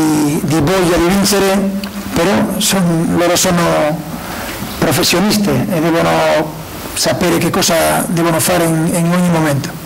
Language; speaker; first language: Italian; non-native, learner; Spanish